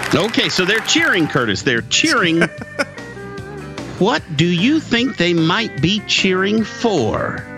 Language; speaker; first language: English; native; English